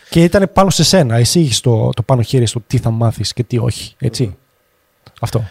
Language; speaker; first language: Greek; early bilingual, heritage; Greek